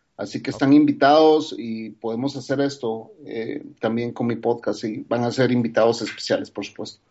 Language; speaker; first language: Spanish; native; Spanish